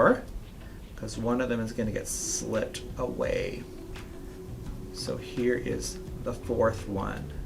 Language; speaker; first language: English; native; English